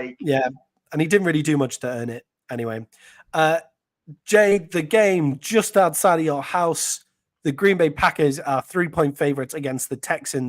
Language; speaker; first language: English; native; English